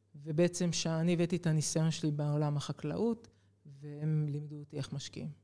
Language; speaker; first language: Hebrew; native; Hebrew